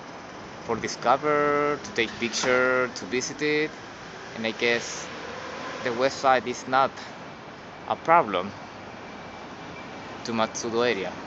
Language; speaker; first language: English; non-native, learner; Spanish